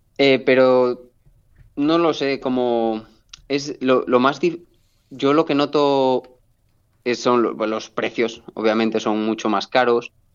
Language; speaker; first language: Spanish; native; Spanish